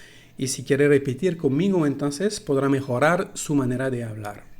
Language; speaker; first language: Spanish; non-native, fluent; French